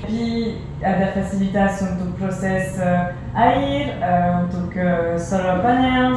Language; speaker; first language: Indonesian; non-native, learner; French